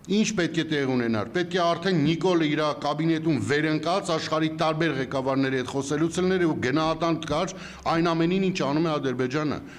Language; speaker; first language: Armenian; native; Armenian